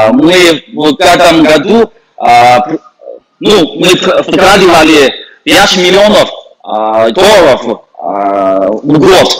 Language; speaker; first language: Russian; non-native, fluent; Chinese